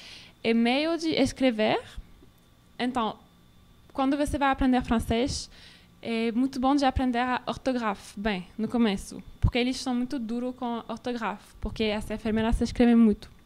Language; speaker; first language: Portuguese; non-native, learner; French